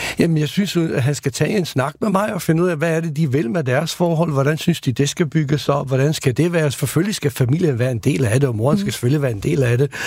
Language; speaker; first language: Danish; non-native, fluent; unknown